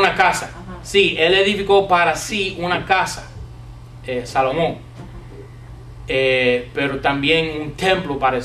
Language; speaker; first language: Spanish; non-native, fluent; English